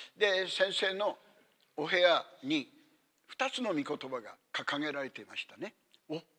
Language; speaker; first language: Japanese; native; Japanese